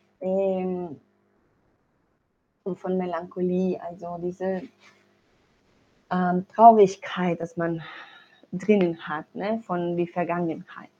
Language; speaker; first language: German; non-native, learner; Spanish